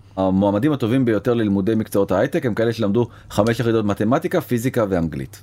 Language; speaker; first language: Hebrew; native; Hebrew